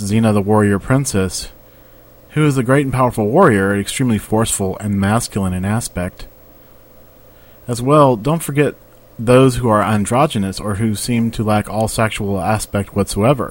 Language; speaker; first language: English; native; English